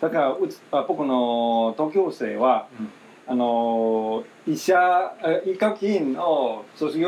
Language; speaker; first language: Japanese; non-native, fluent; Chinese